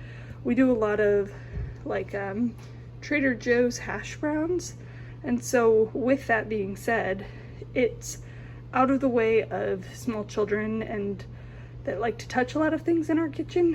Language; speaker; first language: English; native; English